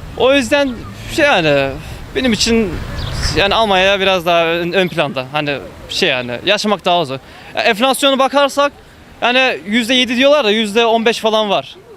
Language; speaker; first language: Turkish; early bilingual, heritage; Turkish